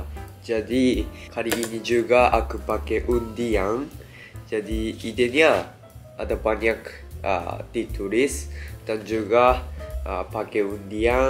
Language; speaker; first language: Indonesian; non-native, learner; Japanese